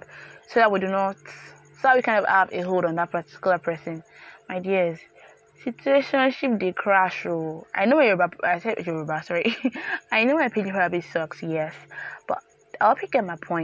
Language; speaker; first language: English; non-native, local second language; Yoruba